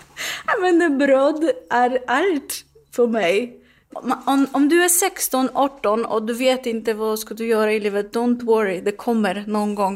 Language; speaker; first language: Swedish; non-native, learner; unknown